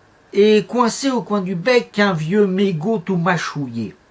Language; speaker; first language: French; native; French